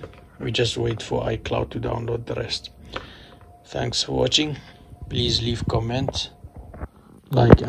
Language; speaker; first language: English; non-native, fluent; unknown